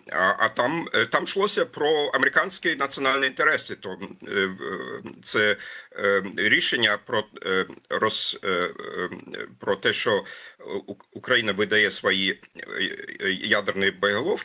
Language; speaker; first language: Ukrainian; non-native, fluent; German